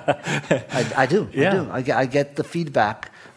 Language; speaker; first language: English; early bilingual, other home language; Spanish